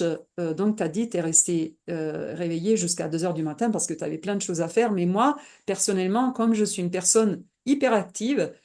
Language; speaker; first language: French; non-native, fluent; Italian